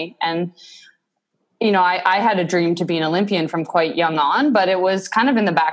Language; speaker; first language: English; native; English